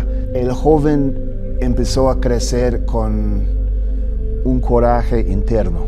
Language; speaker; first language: Spanish; early bilingual, heritage; English